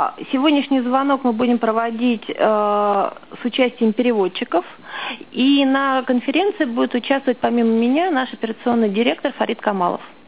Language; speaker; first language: Russian; native; Russian